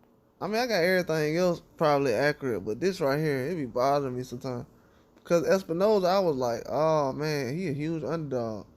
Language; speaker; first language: English; native; English